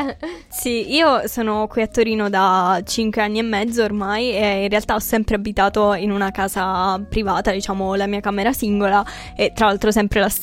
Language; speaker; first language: Italian; native; Italian